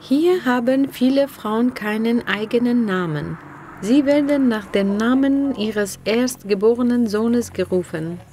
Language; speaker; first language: German; non-native, fluent; Persian